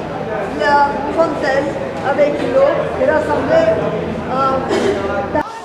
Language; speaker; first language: French; non-native, fluent; Hindi